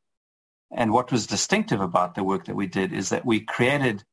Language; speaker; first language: English; native; English